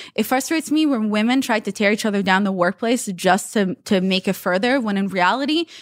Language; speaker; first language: English; non-native, fluent; Hebrew